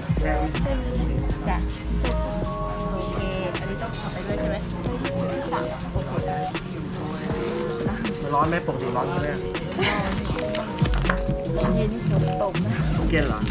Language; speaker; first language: Thai; native; Thai